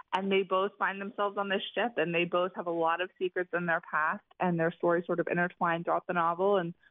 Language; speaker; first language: English; native; English